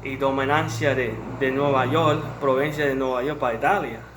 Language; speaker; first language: Spanish; early bilingual, heritage; Spanish